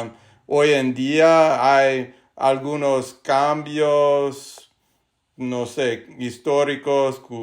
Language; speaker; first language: Spanish; non-native, learner; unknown